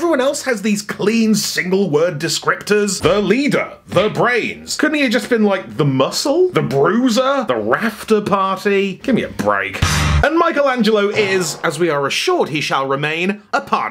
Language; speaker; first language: English; native; English